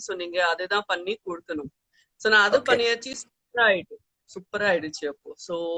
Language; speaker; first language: Tamil; non-native, fluent; Gujarati